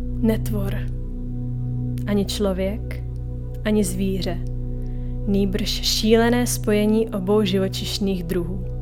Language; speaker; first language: Czech; native; Czech